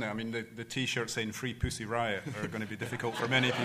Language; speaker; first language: English; native; English